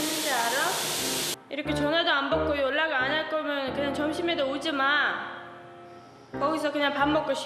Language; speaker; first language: Korean; non-native, fluent; Uzbek